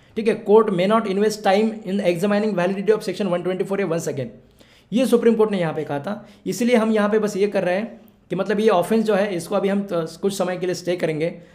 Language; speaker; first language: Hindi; non-native, local second language; Marathi